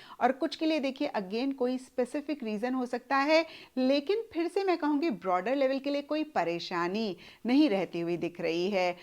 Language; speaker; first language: Hindi; native; Hindi